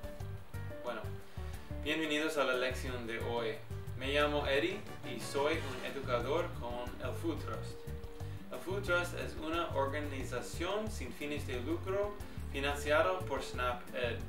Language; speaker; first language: Spanish; early bilingual, heritage; English